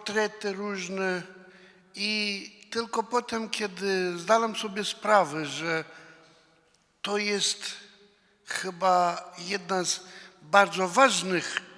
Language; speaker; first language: Polish; non-native, fluent; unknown